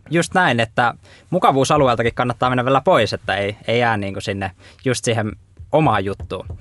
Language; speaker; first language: Finnish; native; Finnish